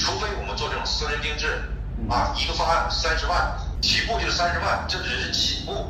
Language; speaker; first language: Chinese; native; Chinese